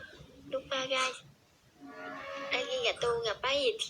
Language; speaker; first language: Indonesian; non-native, learner; Vietnamese